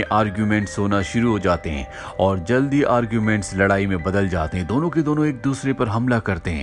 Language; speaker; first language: Hindi; native; Hindi